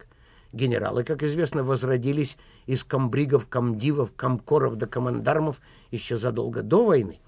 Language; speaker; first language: Russian; native; Russian